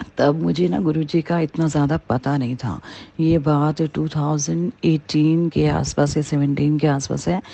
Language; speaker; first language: Hindi; native; Hindi